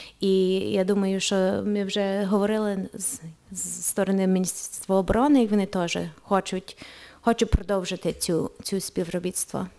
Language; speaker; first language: Ukrainian; early bilingual, heritage; Ukrainian